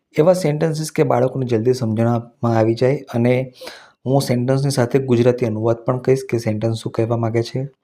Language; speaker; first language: Gujarati; non-native, local second language; Hindi